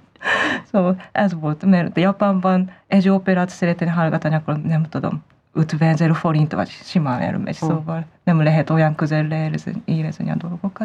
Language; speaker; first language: Hungarian; non-native, learner; Japanese